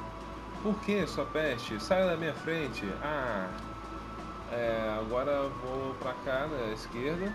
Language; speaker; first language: Portuguese; native; Portuguese